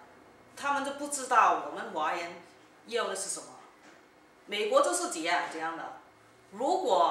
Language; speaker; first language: Chinese; early bilingual, heritage; Cantonese